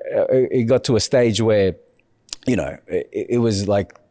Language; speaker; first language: English; native; English